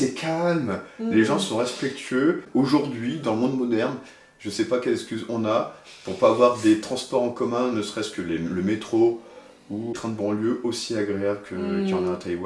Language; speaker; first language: French; native; French